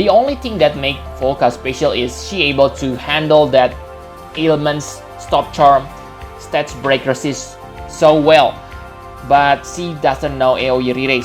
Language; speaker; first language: English; non-native, fluent; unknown